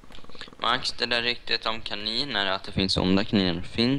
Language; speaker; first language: Swedish; native; Swedish